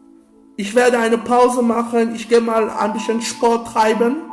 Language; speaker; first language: German; non-native, fluent; French